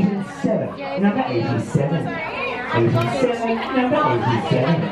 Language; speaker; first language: English; native; English